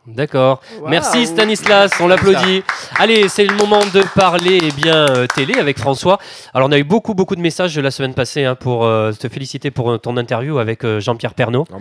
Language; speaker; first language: French; native; French